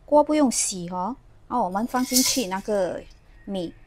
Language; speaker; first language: Chinese; non-native, learner; Indonesian